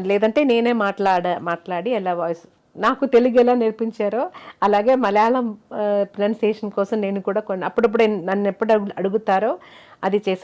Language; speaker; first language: Telugu; non-native, local second language; Malayalam